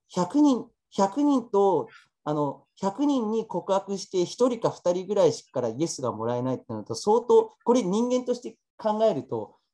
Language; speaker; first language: Japanese; early bilingual, other home language; Chinese